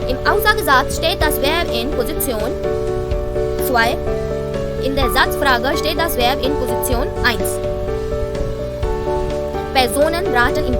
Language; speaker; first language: German; non-native, fluent; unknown